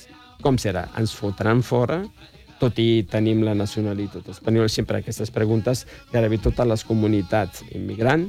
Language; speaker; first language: Catalan; non-native, fluent; Riffian